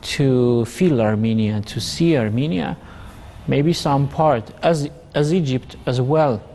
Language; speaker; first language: English; non-native, fluent; Armenian